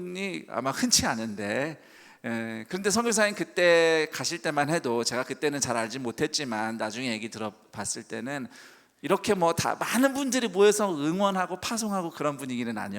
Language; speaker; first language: Korean; native; Korean